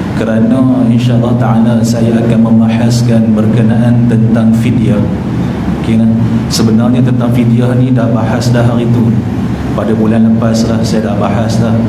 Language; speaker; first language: Malay; native; Malay